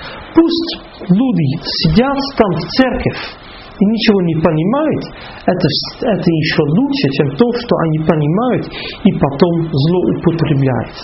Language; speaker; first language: Russian; non-native, fluent; Dutch